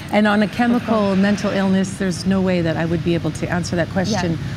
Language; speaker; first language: English; native; English